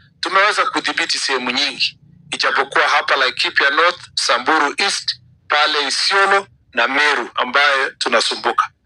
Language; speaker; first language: Swahili; non-native, local second language; Kalenjin